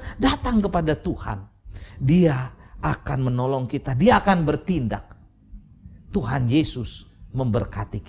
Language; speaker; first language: Indonesian; native; Indonesian